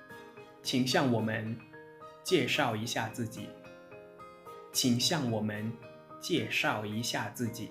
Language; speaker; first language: Chinese; non-native, fluent; Lao